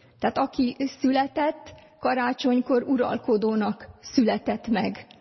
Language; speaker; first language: Hungarian; native; Hungarian